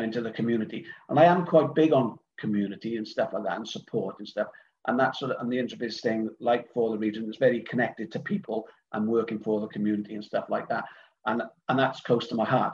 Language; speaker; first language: English; native; English